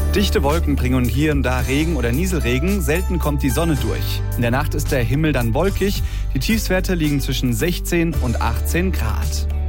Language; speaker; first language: German; native; German